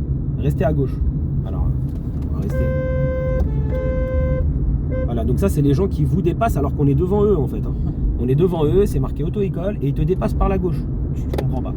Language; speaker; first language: French; native; French